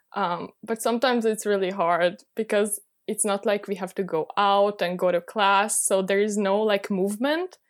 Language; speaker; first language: English; non-native, fluent; Hungarian